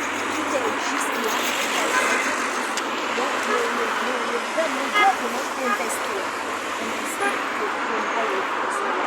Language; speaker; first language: French; non-native, fluent; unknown